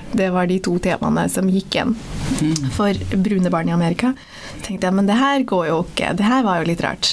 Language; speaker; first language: Norwegian; early bilingual, other home language; Somali